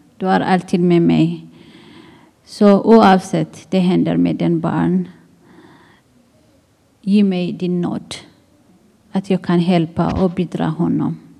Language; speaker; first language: Swedish; non-native, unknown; Tigrinya